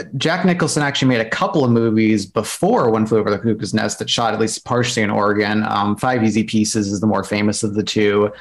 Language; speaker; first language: English; native; English